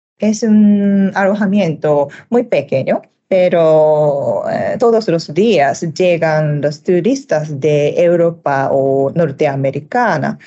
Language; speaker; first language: Spanish; non-native, learner; Japanese